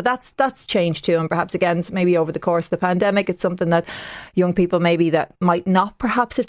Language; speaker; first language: English; native; English